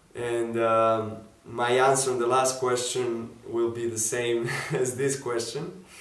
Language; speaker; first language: English; non-native, fluent; Serbian